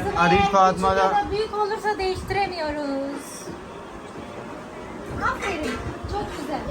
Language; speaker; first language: Turkish; non-native, fluent; Urdu